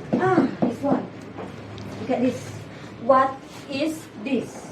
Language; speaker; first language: English; non-native, fluent; Indonesian